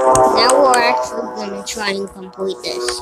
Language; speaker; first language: English; native; English